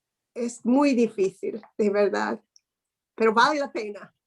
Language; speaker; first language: Spanish; non-native, fluent; English